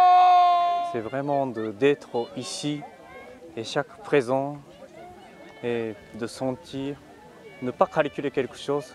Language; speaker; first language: French; non-native, fluent; Japanese